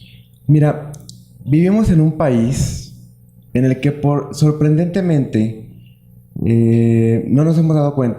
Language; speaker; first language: Spanish; native; Spanish